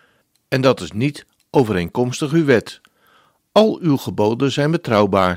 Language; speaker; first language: Dutch; native; Dutch